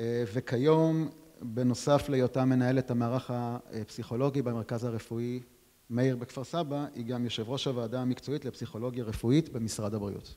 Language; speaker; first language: Hebrew; native; Hebrew